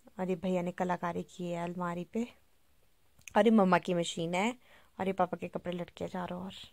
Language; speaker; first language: Hindi; native; Hindi